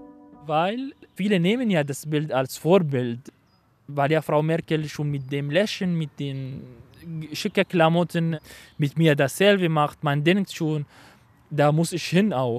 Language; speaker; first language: German; non-native, learner; Arabic